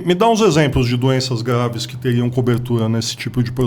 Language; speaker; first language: Portuguese; native; Portuguese